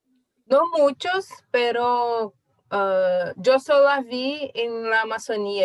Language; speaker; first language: Spanish; non-native, learner; Portuguese